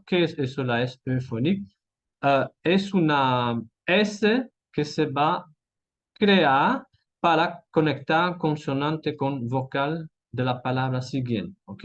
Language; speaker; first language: Spanish; non-native, fluent; French